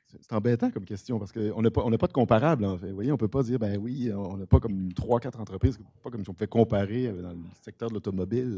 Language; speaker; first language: French; native; French